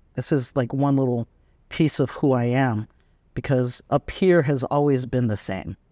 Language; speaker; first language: English; native; English